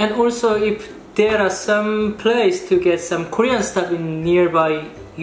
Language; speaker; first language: English; non-native, fluent; Korean